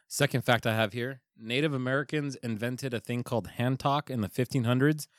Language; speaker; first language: English; early bilingual, other home language; Spanish